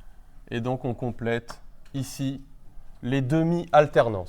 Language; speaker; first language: French; native; French